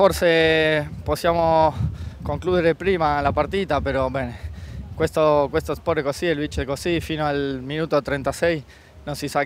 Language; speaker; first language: Italian; non-native, fluent; Spanish